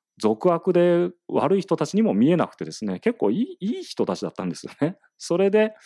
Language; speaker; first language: Japanese; native; Japanese